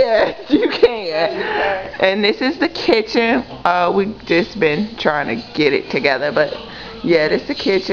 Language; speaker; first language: English; native; English